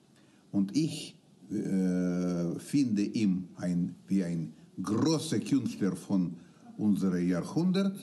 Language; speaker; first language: German; non-native, learner; Russian